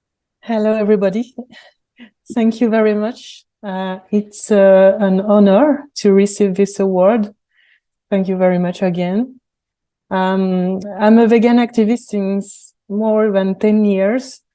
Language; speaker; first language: English; non-native, fluent; French